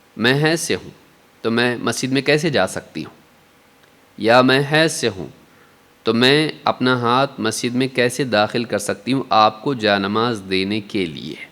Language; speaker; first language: Urdu; native; Urdu